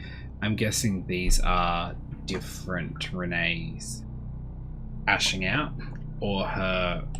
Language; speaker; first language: English; native; English